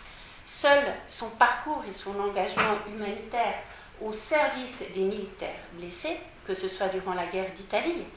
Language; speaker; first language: French; native; French